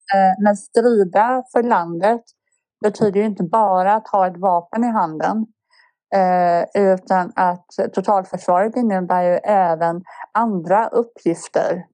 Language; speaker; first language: Swedish; non-native, fluent; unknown